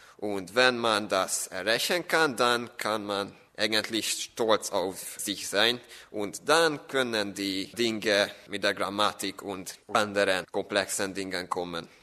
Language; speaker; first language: German; non-native, fluent; Hungarian